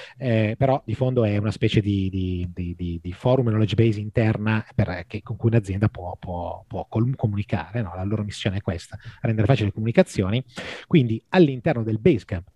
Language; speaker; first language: Italian; native; Italian